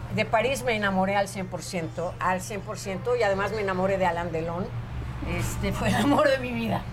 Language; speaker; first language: Spanish; non-native, fluent; Hebrew